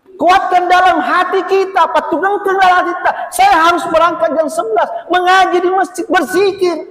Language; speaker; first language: Malay; non-native, local second language; Buginese